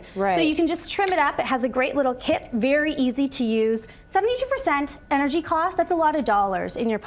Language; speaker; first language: English; native; English